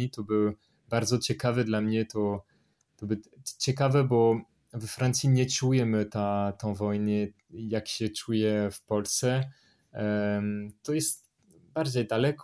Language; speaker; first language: Polish; non-native, learner; French